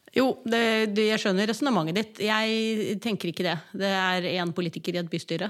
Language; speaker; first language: Norwegian; native; Norwegian